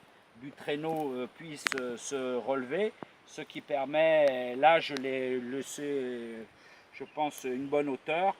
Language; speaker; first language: French; native; French